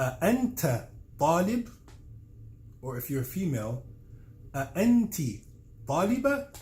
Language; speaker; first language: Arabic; non-native, fluent; English